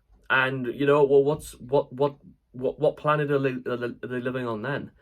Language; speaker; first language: English; native; English